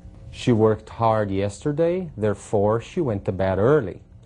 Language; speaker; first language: English; non-native, fluent; Portuguese